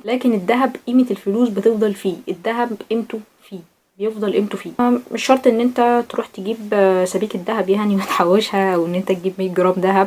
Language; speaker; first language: Arabic; native; Arabic